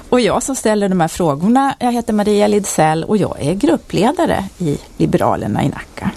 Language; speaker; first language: Swedish; native; Swedish